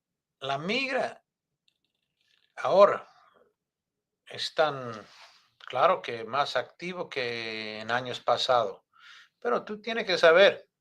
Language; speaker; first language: Spanish; non-native, fluent; English